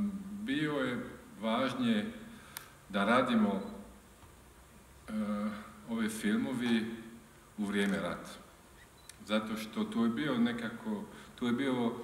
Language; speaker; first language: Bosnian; non-native, learner; French